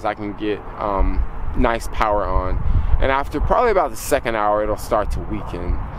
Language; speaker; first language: English; native; English